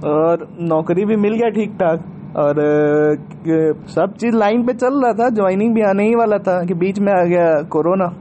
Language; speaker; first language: Hindi; native; Hindi